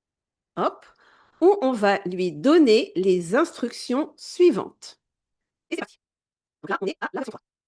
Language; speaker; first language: French; native; French